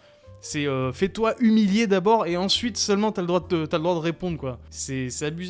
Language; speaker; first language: French; native; French